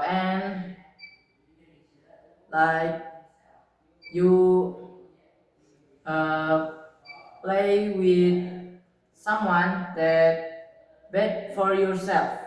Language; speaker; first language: English; non-native, learner; Indonesian